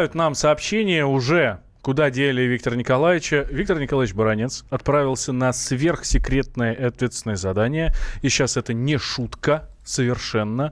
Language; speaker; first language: Russian; native; Russian